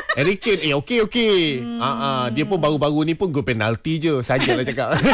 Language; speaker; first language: Malay; native; Malay